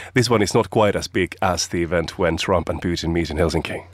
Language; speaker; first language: English; non-native, fluent; Finnish